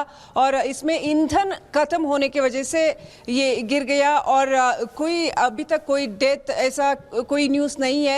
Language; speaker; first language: Hindi; non-native, local second language; Kannada